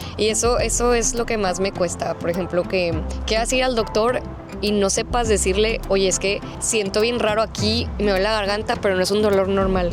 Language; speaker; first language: Spanish; native; Spanish